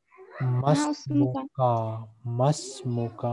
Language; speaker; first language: Arabic; non-native, fluent; Urdu